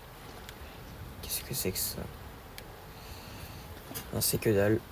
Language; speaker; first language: French; native; French